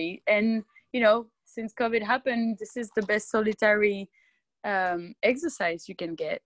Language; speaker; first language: English; non-native, fluent; French